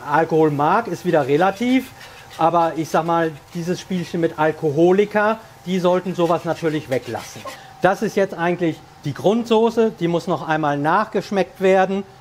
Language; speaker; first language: German; non-native, local second language; Swiss German